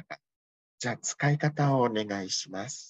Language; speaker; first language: Japanese; non-native, fluent; Thai